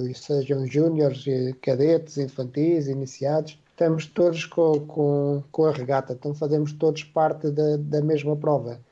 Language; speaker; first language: Portuguese; native; Portuguese